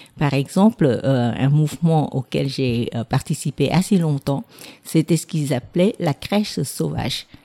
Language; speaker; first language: French; non-native, fluent; Vietnamese